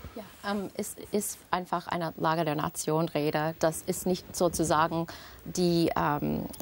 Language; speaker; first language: German; non-native, fluent; English